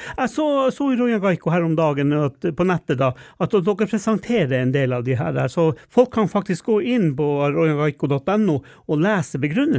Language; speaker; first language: Norwegian; native; Norwegian